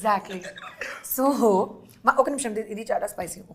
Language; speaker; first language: Telugu; non-native, learner; Hindi